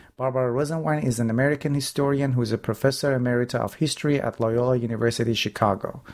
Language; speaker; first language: English; non-native, fluent; Persian